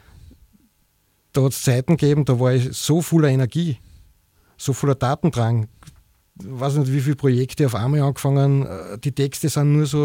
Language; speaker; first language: German; native; German